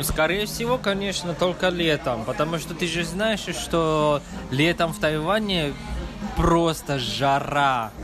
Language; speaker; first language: Russian; non-native, learner; Chinese